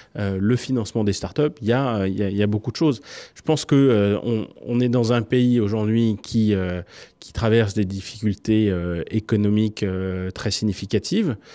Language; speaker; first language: French; native; French